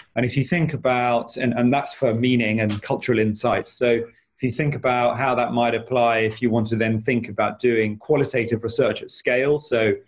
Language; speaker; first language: English; native; English